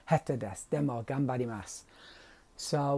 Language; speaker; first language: Japanese; non-native, learner; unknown